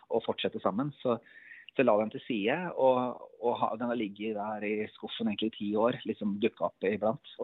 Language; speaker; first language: Norwegian; native; Norwegian